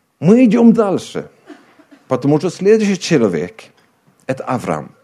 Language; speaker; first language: Russian; non-native, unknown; Swedish